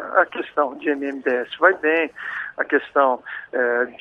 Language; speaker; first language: Portuguese; native; Portuguese